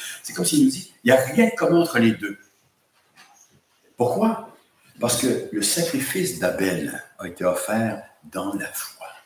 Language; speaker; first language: French; native; French